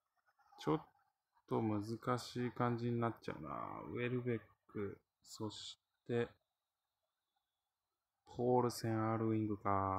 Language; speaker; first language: Japanese; native; Japanese